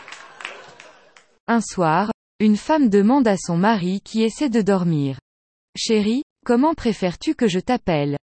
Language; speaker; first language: French; native; French